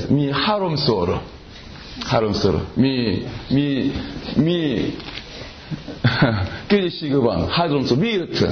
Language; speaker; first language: Hungarian; non-native, learner; Korean